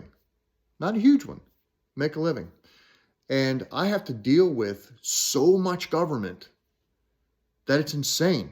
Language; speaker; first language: English; native; English